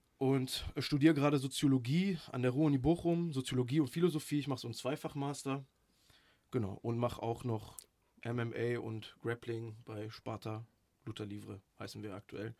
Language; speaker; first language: German; early bilingual, other home language; Persian